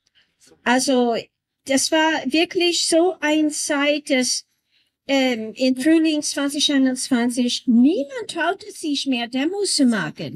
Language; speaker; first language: German; non-native, learner; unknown